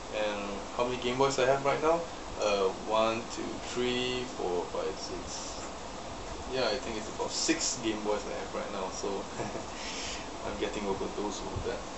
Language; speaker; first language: English; non-native, local second language; Chinese